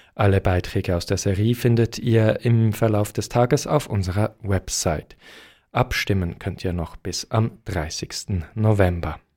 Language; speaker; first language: German; native; German